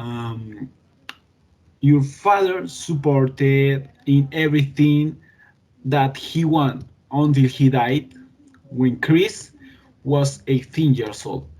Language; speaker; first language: English; non-native, learner; Spanish